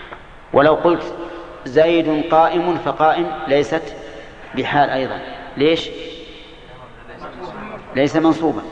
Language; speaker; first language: Arabic; native; Arabic